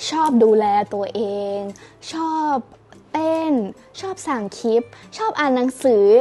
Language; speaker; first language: Thai; early bilingual, other home language; Russian